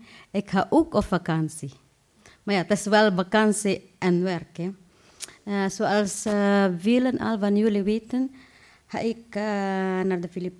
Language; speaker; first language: Dutch; non-native, fluent; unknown